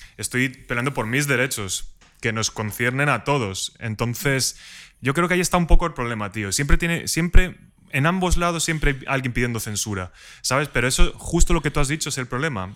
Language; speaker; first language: Spanish; native; Spanish